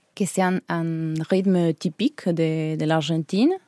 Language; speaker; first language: French; non-native, learner; Spanish